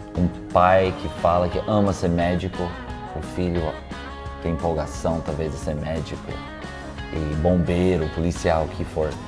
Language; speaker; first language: Portuguese; non-native, local second language; English